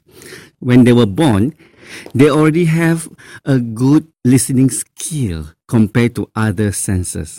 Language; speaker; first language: English; non-native, local second language; Chinese